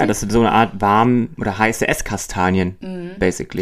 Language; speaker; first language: German; native; German